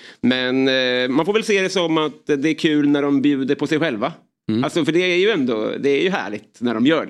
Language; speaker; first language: Swedish; native; Swedish